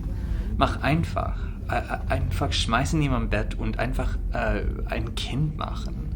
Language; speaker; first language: German; non-native, fluent; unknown